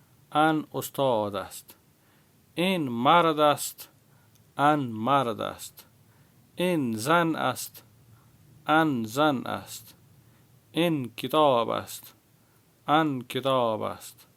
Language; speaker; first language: Persian; non-native, fluent; Urdu